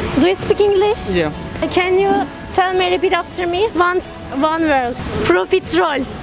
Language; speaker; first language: English; non-native, learner; Turkish